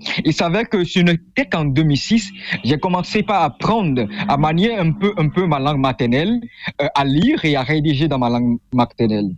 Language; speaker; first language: French; non-native, local second language; Fon